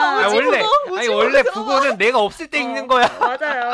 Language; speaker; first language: Korean; native; Korean